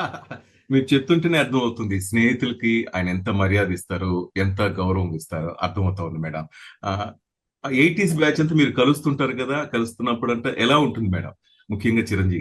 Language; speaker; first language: Telugu; native; Telugu